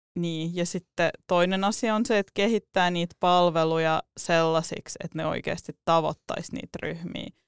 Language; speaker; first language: Finnish; early bilingual, other home language; Russian